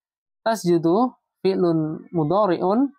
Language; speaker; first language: Arabic; non-native, fluent; Indonesian